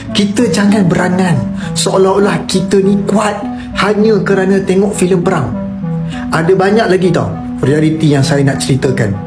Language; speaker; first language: Malay; native; Malay